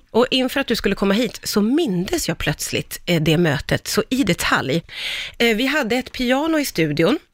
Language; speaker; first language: Swedish; native; Swedish